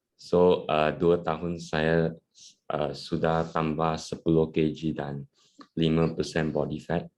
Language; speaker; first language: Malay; non-native, local second language; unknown